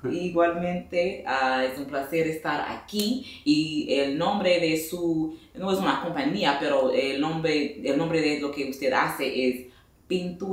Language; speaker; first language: Spanish; non-native, fluent; English